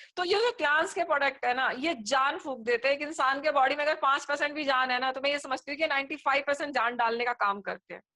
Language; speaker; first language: Hindi; native; Hindi